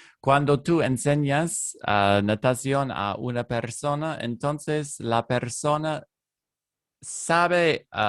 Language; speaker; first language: Spanish; non-native, learner; English